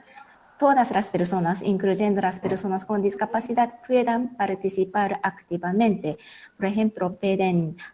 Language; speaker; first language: Spanish; non-native, fluent; Japanese